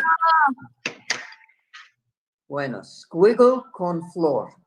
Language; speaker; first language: Spanish; non-native, fluent; English